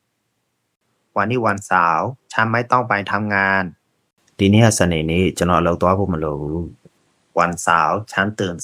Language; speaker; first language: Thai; non-native, fluent; Burmese